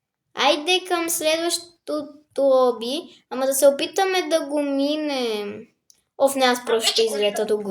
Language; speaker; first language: Bulgarian; native; Bulgarian